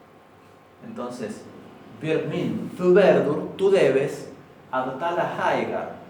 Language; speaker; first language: Icelandic; non-native, learner; Spanish